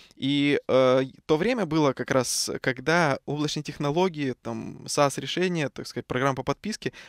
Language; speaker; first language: Russian; native; Russian